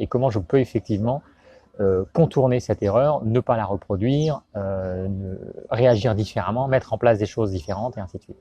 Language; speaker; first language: French; native; French